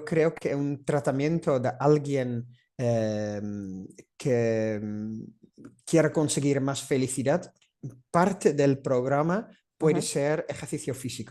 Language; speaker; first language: Spanish; non-native, fluent; Dutch